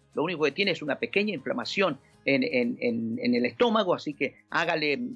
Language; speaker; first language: Spanish; native; Spanish